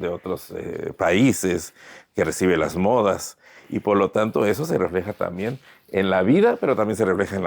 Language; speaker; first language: Spanish; native; Spanish